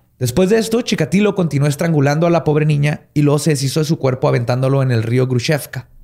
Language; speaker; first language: Spanish; native; Spanish